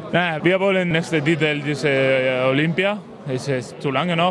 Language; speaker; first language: German; non-native, learner; Spanish